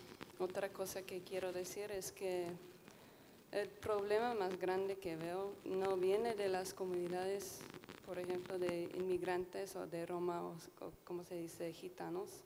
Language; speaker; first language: Spanish; non-native, fluent; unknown